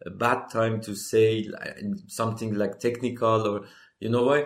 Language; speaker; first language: English; non-native, learner; Persian